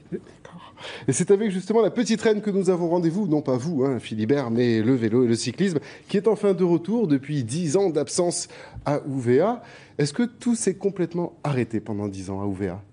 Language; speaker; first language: French; native; French